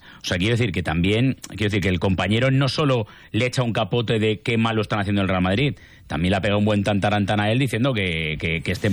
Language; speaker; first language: Spanish; native; Spanish